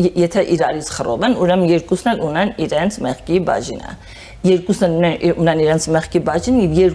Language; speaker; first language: Armenian; early bilingual, heritage; Armenian